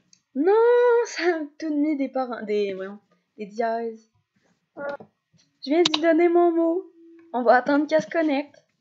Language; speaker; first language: French; native; French